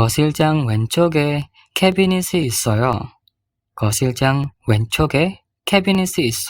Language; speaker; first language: Korean; non-native, fluent; Indonesian